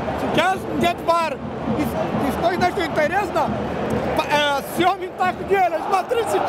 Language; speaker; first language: Russian; non-native, fluent; Portuguese